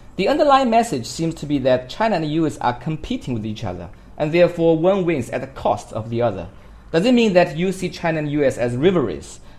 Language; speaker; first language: English; non-native, fluent; Chinese